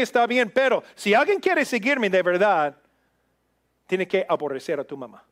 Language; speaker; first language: Spanish; non-native, fluent; English